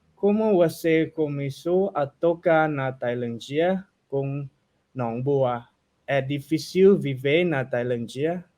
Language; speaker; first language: Portuguese; non-native, learner; Thai